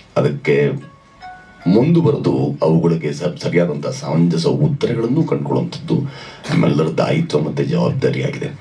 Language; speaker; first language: Kannada; native; Kannada